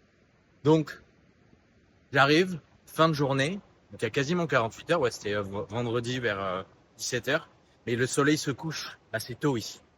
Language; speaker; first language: French; native; French